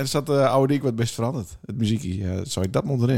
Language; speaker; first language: Dutch; native; Dutch